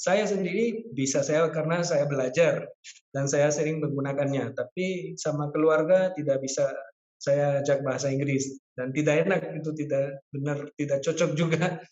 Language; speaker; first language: Indonesian; non-native, fluent; Spanish